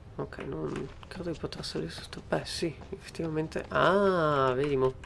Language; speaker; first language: Italian; native; Italian